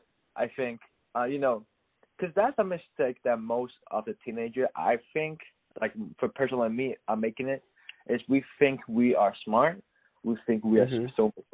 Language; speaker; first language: English; non-native, local second language; Cantonese